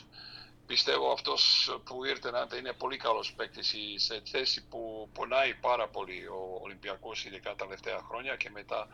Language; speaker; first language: Greek; non-native, fluent; Serbian